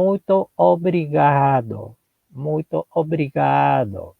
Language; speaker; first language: Portuguese; non-native, learner; Spanish